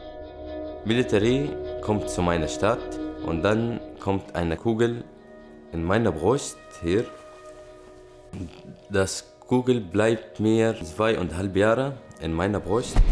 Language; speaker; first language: German; non-native, learner; Arabic